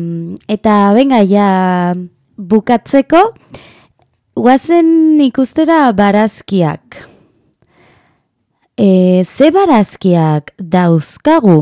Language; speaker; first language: Basque; non-native, learner; Spanish